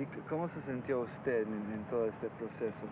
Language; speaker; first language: Portuguese; non-native, fluent; Spanish